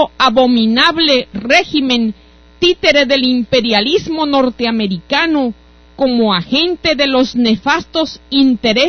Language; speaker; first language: Spanish; native; Spanish